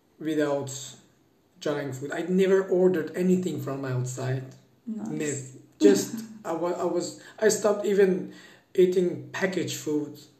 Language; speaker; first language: English; non-native, fluent; Persian